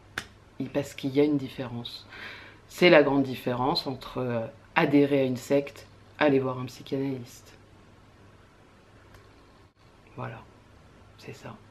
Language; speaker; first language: French; native; French